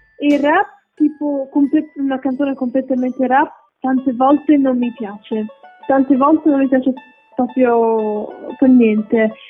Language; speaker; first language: Italian; early bilingual, heritage; English